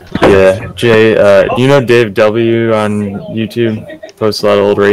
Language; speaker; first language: English; native; English